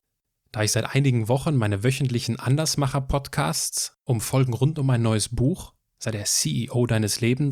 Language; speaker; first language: German; native; German